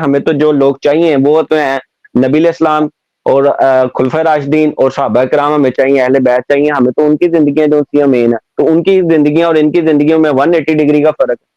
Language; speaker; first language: Urdu; non-native, local second language; Punjabi